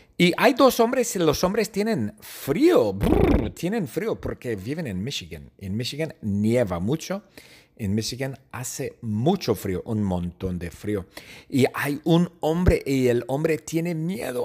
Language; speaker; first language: Spanish; non-native, fluent; English